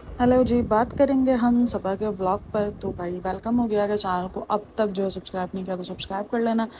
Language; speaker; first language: Urdu; native; Urdu